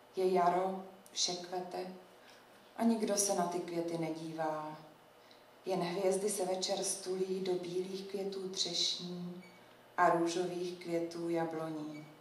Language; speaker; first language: Czech; native; Czech